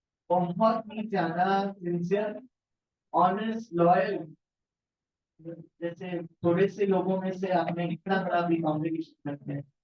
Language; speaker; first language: Hindi; non-native, local second language; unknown